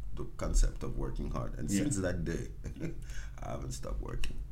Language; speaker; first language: English; non-native, local second language; French